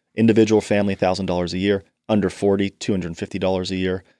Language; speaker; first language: English; native; English